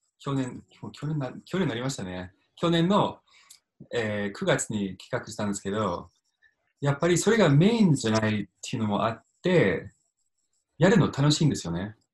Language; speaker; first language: Japanese; non-native, fluent; English